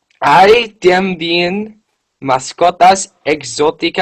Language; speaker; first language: Spanish; non-native, learner; English